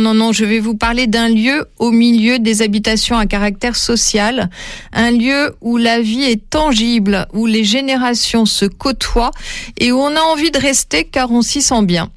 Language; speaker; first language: French; native; French